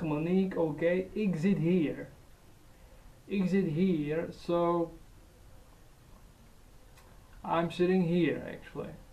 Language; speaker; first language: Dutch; non-native, learner; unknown